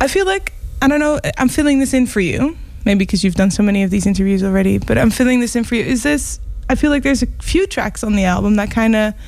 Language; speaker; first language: English; non-native, fluent; Dutch